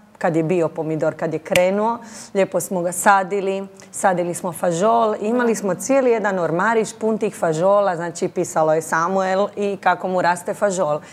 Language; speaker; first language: Croatian; native; Croatian